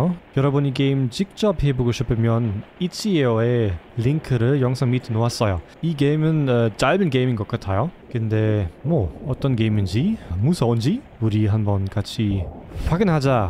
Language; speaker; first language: Korean; non-native, fluent; German